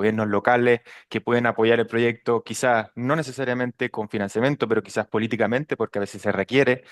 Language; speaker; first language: Spanish; native; Spanish